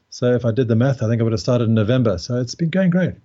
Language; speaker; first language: English; native; English